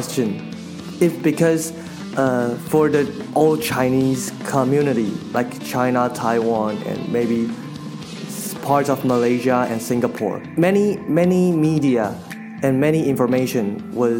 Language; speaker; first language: English; non-native, fluent; Chinese